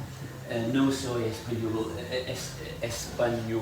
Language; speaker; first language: Spanish; non-native, learner; English